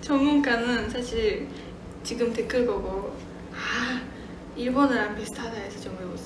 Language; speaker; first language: Korean; non-native, fluent; Japanese